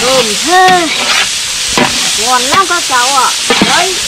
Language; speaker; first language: Vietnamese; native; Vietnamese